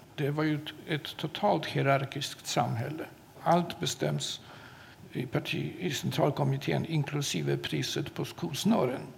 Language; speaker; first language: Swedish; non-native, fluent; Polish